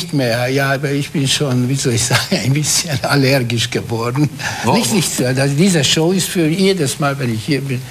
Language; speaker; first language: German; non-native, fluent; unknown